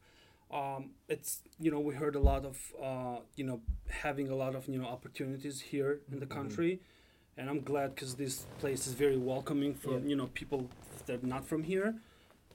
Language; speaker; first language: English; non-native, fluent; Albanian